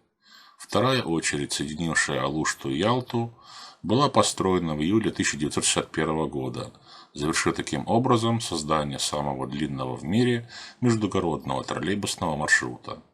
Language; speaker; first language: Russian; native; Russian